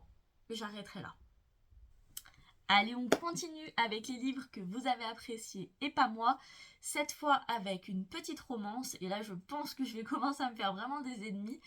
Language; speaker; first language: French; native; French